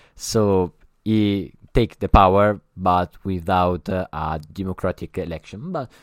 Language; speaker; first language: English; non-native, learner; Italian